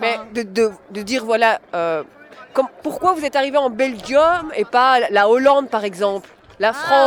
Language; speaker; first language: French; native; French